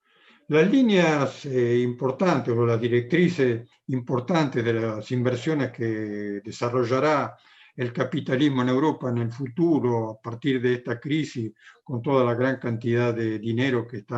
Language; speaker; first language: Spanish; non-native, fluent; Italian